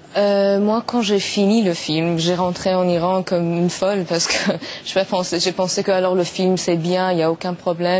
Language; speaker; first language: French; non-native, learner; Persian